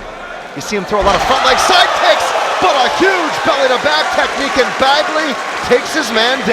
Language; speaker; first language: English; native; English